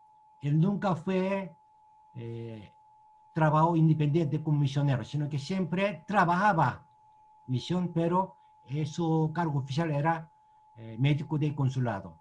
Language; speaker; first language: Spanish; non-native, learner; Korean